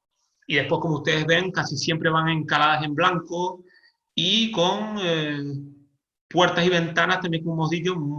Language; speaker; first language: Spanish; native; Spanish